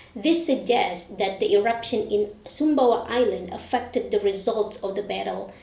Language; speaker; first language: English; non-native, fluent; Indonesian